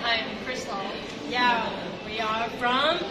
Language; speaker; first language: English; non-native, learner; Chinese